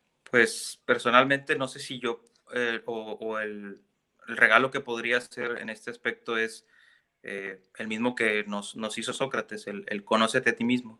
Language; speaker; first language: Spanish; native; Spanish